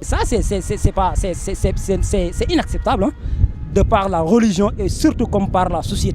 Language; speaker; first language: French; non-native, local second language; Wolof